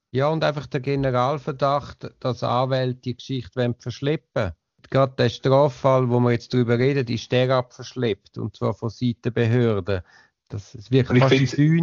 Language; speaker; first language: German; native; German